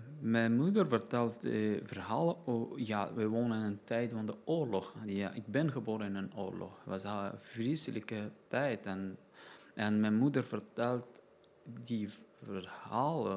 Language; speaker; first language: Dutch; non-native, learner; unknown